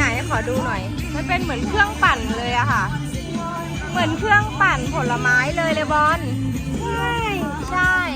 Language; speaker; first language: Thai; native; Thai